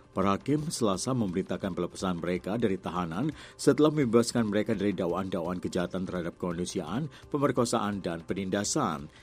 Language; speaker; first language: Indonesian; native; Indonesian